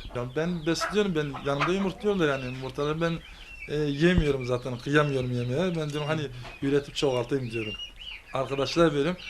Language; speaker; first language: Turkish; native; Turkish